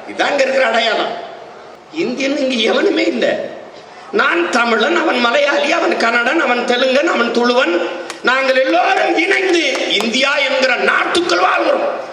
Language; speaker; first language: Tamil; native; Tamil